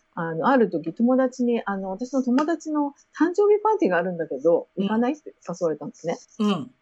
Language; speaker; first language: Japanese; native; Japanese